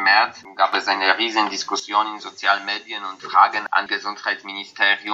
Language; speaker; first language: German; non-native, fluent; Polish